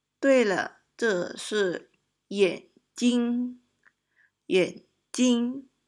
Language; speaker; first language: Chinese; non-native, local second language; Malay